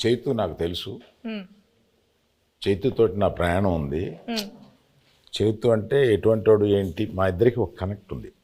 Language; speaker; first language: Telugu; native; Telugu